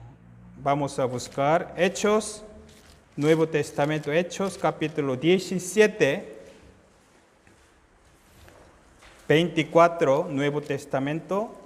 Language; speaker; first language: Spanish; non-native, fluent; Korean